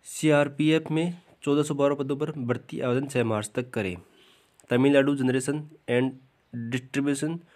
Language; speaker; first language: Hindi; native; Hindi